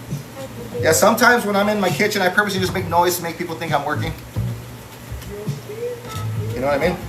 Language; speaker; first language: English; native; English